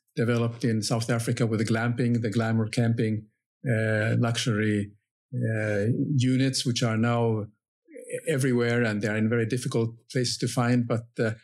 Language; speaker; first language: English; non-native, fluent; Finnish